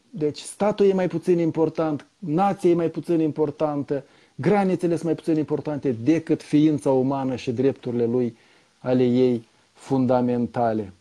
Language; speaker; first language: Romanian; native; Romanian